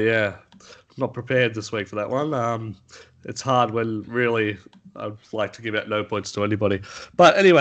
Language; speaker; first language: English; native; English